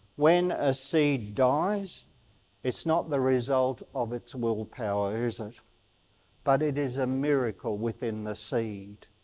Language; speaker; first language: English; native; English